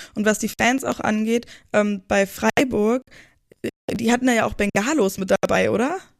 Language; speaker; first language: German; native; German